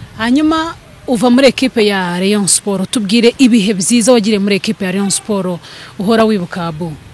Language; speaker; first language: Kinyarwanda; native; Kinyarwanda